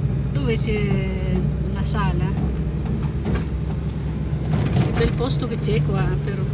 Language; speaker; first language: Italian; non-native, fluent; Filipino